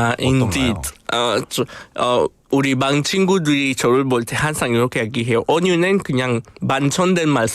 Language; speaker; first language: Korean; non-native, fluent; Spanish